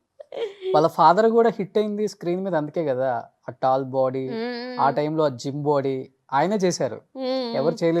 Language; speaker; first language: Telugu; native; Telugu